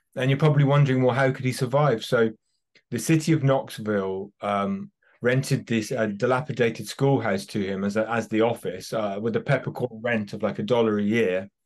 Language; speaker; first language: English; native; English